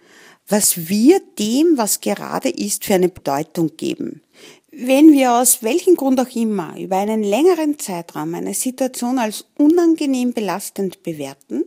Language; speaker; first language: German; native; German